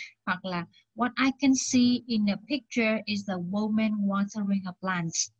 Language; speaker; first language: English; non-native, fluent; Vietnamese